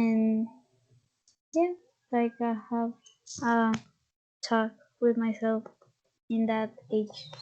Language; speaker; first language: English; non-native, fluent; Spanish